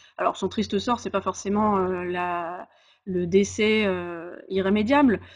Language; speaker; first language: French; native; French